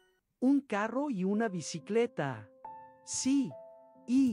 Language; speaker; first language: Spanish; non-native, learner; English